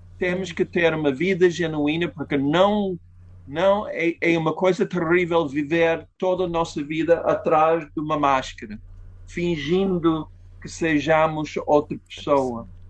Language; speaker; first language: Portuguese; non-native, fluent; English